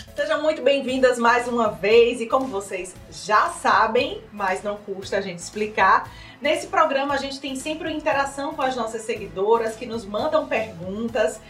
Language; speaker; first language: Portuguese; native; Portuguese